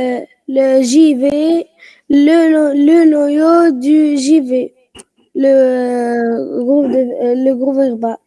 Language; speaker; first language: French; non-native, learner; Arabic